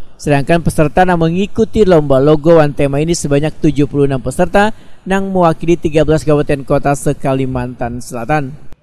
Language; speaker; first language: Indonesian; non-native, local second language; Banjar